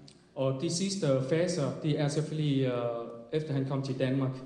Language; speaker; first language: Danish; non-native, fluent; Vietnamese